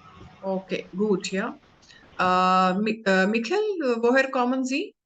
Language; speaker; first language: German; non-native, learner; Hindi